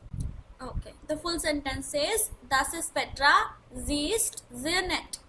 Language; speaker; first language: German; non-native, fluent; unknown